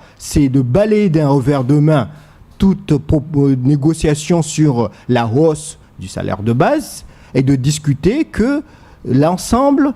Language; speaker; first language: French; non-native, local second language; Comorian